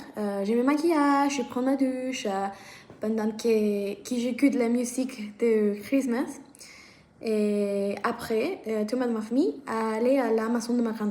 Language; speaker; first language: French; non-native, learner; Spanish